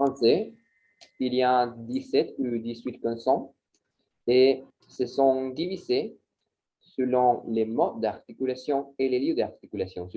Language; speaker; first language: French; non-native, learner; Spanish